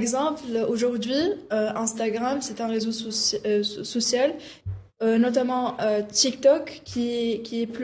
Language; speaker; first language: French; non-native, local second language; Arabic